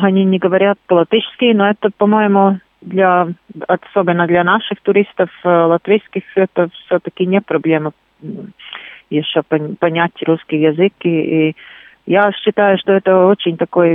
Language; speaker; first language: Russian; non-native, local second language; Latvian